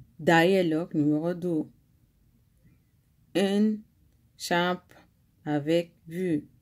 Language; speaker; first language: French; non-native, learner; Arabic